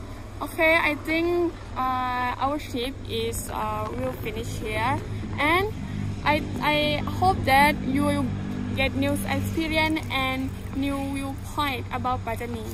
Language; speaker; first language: English; non-native, learner; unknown